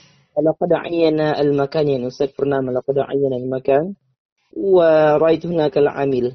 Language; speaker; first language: Arabic; non-native, learner; Indonesian